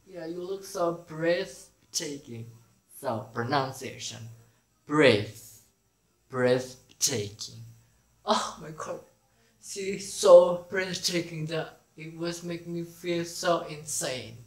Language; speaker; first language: English; non-native, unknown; Indonesian